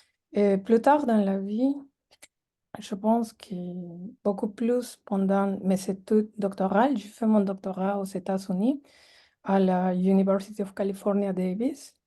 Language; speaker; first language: French; non-native, fluent; Spanish